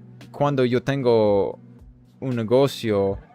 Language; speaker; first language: Spanish; non-native, learner; English